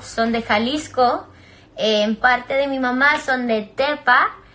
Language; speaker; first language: Spanish; early bilingual, other home language; English